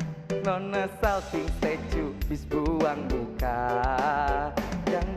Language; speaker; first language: Indonesian; native; Indonesian